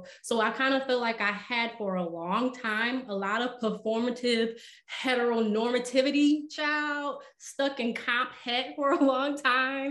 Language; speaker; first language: English; native; English